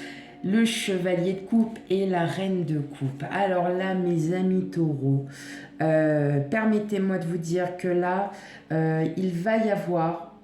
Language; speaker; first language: French; native; French